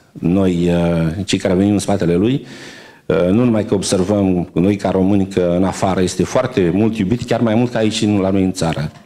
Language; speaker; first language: Romanian; native; Romanian